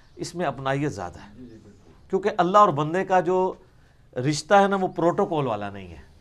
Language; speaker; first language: Urdu; non-native, local second language; Punjabi